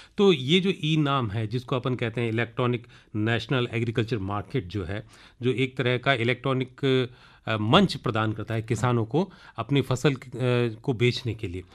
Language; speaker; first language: Hindi; native; Hindi